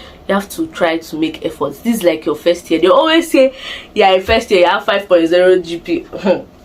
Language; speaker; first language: English; non-native, local second language; Igbo